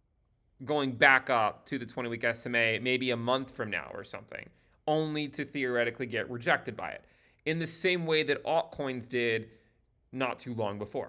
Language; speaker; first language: English; native; English